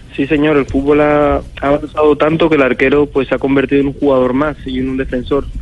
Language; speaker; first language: Spanish; native; Spanish